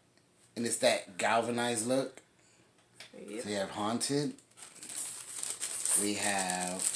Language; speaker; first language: English; native; English